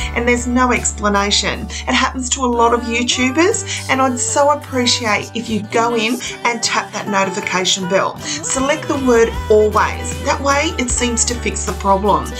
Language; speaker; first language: English; native; English